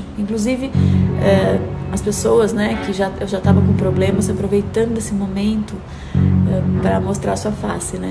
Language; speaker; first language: Portuguese; native; Portuguese